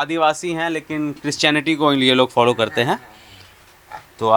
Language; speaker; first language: Hindi; native; Hindi